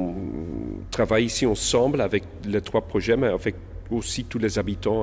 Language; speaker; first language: French; non-native, local second language; Dutch